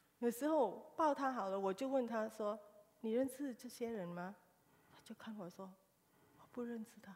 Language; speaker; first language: Chinese; early bilingual, heritage; Chinese